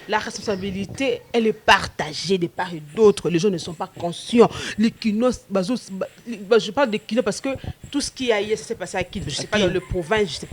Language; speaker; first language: French; non-native, local second language; Lingala